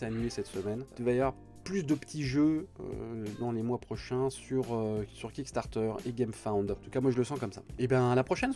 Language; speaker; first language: French; native; French